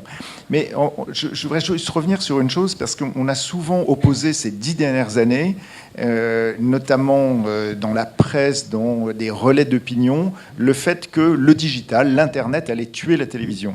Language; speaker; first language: French; native; French